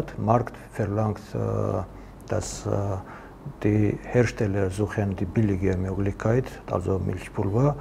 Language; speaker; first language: German; non-native, learner; Georgian